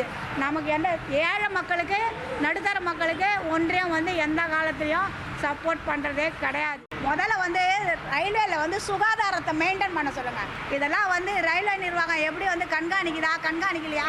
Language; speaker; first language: Tamil; native; Tamil